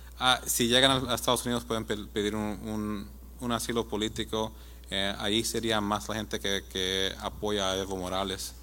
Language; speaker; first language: Spanish; early bilingual, heritage; Spanish